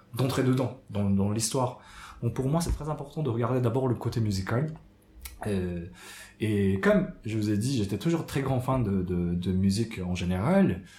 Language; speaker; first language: French; non-native, fluent; Japanese